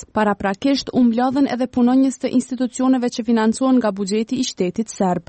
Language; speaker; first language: Albanian; native; Albanian